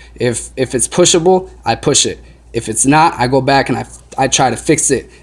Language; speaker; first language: English; native; English